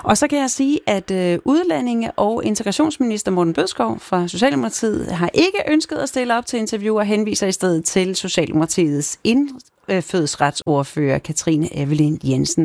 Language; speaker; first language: Danish; native; Danish